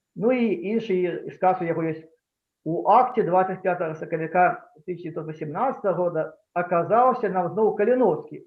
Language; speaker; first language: Belarusian; non-native, local second language; Russian